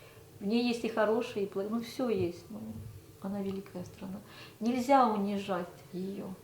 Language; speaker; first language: Russian; native; Russian